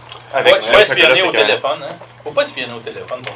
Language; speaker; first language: French; native; French